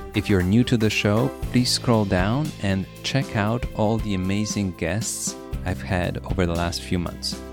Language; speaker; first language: English; early bilingual, other home language; Polish